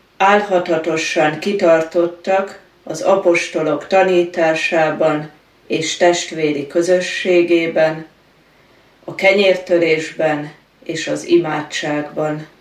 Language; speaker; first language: Hungarian; native; Hungarian